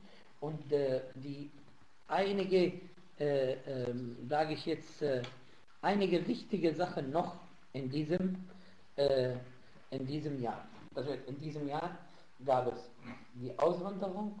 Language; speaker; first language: German; non-native, fluent; Arabic